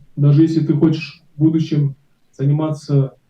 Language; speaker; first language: Russian; non-native, local second language; Kazakh